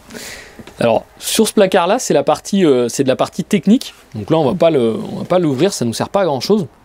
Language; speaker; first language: French; native; French